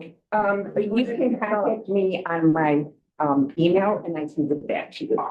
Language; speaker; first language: English; native; English